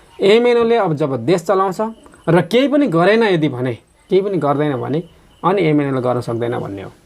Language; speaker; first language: Nepali; non-native, local second language; Limbu